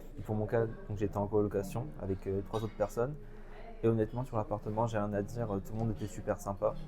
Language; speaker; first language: French; native; French